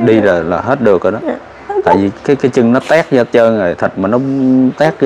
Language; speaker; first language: Vietnamese; native; Vietnamese